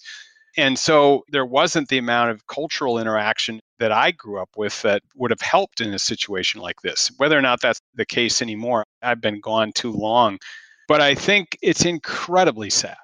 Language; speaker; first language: English; native; English